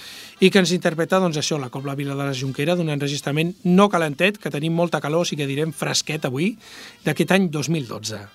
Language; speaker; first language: Catalan; native; Catalan